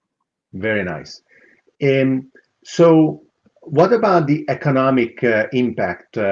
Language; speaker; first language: English; non-native, fluent; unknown